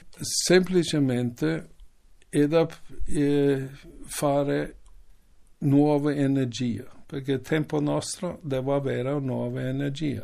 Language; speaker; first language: Italian; non-native, learner; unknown